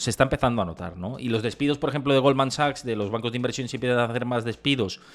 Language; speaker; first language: Spanish; native; Spanish